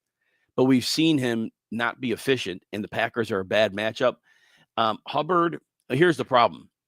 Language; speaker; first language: English; native; English